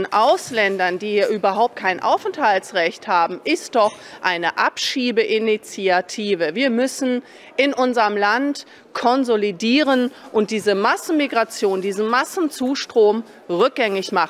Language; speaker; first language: German; native; German